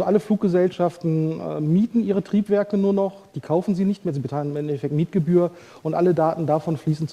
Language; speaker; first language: German; native; German